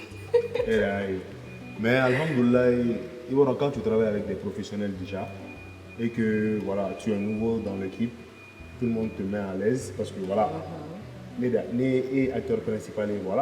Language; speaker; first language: French; non-native, local second language; Bambara